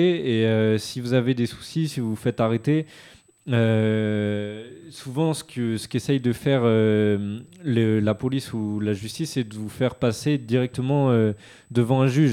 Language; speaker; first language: French; native; French